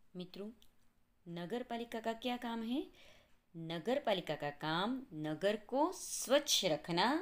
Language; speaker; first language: Hindi; non-native, local second language; Gujarati